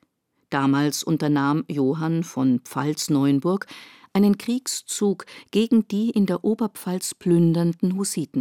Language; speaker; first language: German; native; German